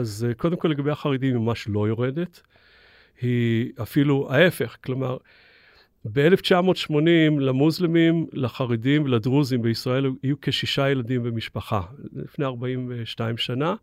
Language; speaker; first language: Hebrew; native; Hebrew